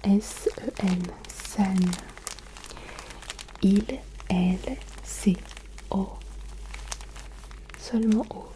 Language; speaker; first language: French; early bilingual, other home language; Turkish